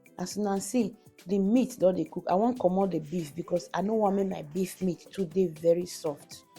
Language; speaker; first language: Nigerian Pidgin; non-native, local second language; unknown